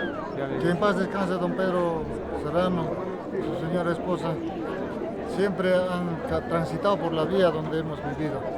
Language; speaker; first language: Spanish; native; Spanish